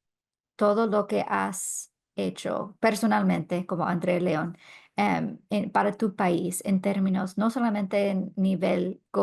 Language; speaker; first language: Spanish; non-native, fluent; English